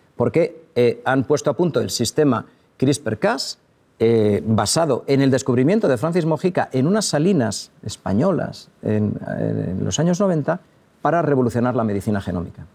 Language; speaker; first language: Spanish; native; Spanish